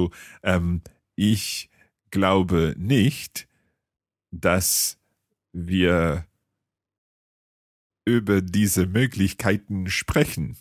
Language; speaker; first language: German; non-native, learner; English